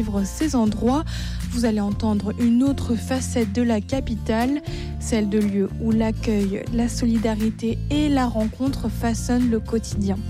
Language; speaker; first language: French; native; French